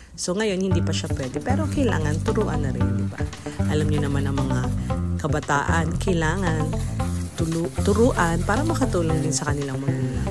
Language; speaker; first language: Filipino; native; Filipino